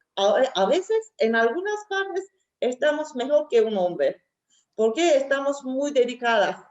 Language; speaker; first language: Spanish; non-native, learner; Turkish